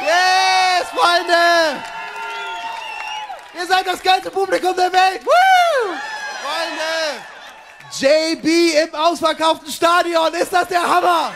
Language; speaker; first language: German; native; German